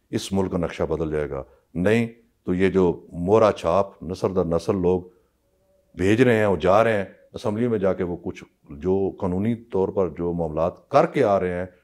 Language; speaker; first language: Urdu; non-native, local second language; Punjabi